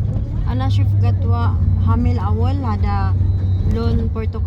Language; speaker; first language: Arabic; non-native, learner; Filipino